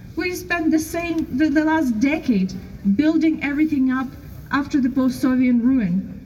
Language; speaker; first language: English; non-native, fluent; Ukrainian